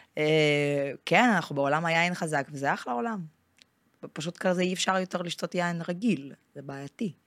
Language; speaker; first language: Hebrew; non-native, fluent; Russian